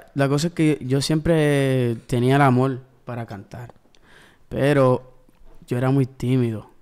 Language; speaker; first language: Spanish; early bilingual, heritage; Spanish